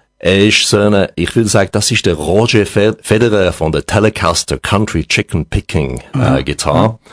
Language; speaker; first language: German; non-native, local second language; French